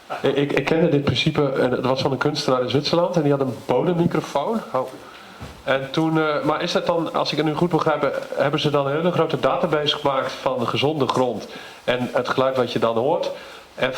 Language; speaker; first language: Dutch; native; Dutch